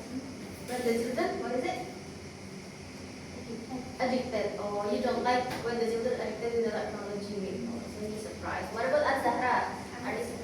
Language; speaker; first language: English; non-native, fluent; Indonesian